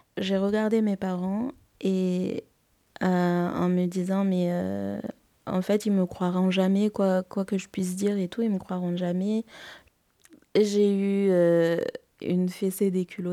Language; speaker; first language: French; native; French